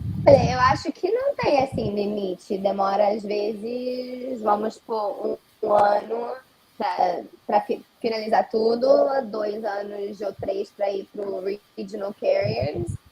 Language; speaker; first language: Portuguese; early bilingual, heritage; Portuguese